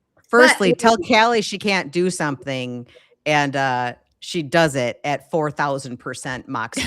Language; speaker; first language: English; native; English